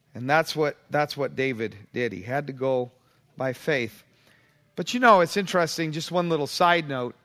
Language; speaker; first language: English; native; English